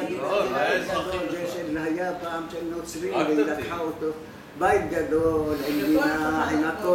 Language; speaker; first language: Hebrew; non-native, fluent; Arabic